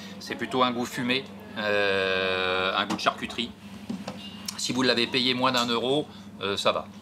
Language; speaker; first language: French; native; French